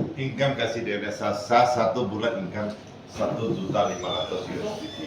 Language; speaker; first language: Indonesian; non-native, learner; Chinese